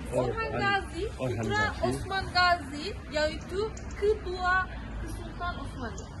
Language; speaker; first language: Indonesian; non-native, learner; Turkish